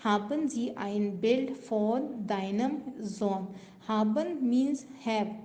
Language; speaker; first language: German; non-native, learner; Urdu